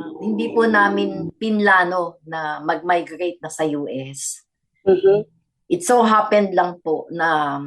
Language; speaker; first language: Filipino; native; Filipino